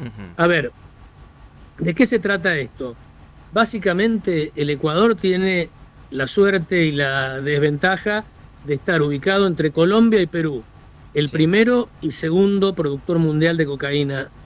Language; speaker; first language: Spanish; native; Spanish